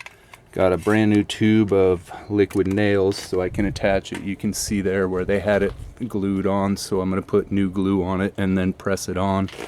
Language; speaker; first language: English; native; English